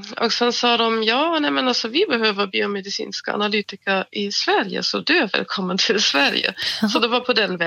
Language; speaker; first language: Swedish; non-native, fluent; German